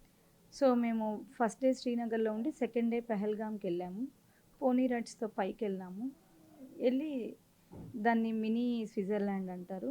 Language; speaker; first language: Telugu; native; Telugu